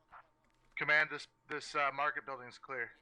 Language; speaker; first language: English; native; English